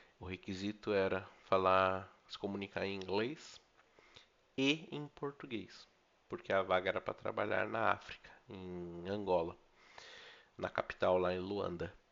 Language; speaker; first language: Portuguese; native; Portuguese